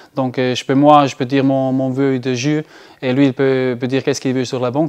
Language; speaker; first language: French; non-native, learner; German